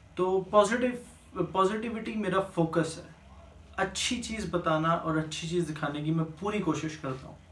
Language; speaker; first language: Urdu; native; Urdu